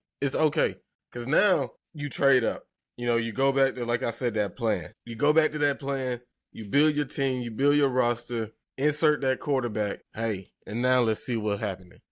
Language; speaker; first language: English; native; English